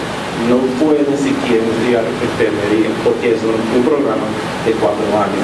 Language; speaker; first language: Spanish; non-native, fluent; English